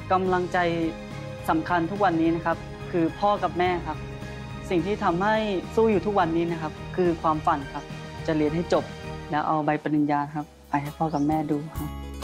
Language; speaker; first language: Thai; non-native, local second language; Karen languages